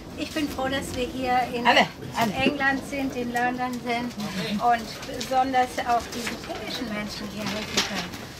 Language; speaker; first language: German; native; German